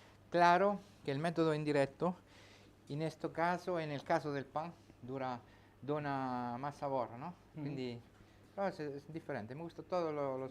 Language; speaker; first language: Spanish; non-native, learner; Italian